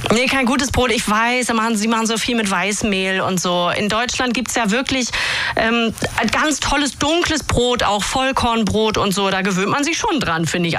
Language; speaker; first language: German; native; German